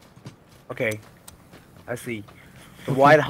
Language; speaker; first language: English; non-native, learner; Chinese